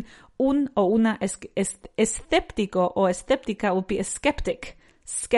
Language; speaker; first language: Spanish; native; Spanish